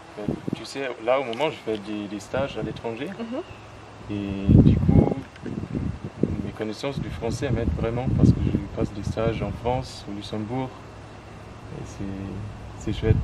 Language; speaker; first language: French; non-native, fluent; German